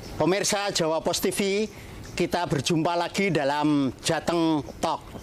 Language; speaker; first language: Indonesian; native; Indonesian